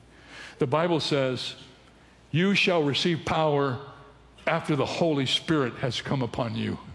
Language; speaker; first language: English; native; English